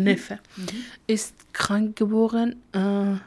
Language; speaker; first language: German; non-native, learner; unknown